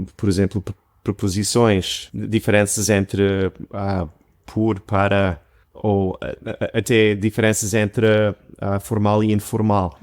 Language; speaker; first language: Portuguese; non-native, fluent; English